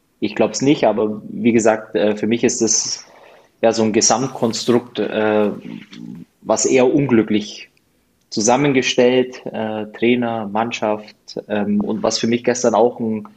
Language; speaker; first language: German; native; German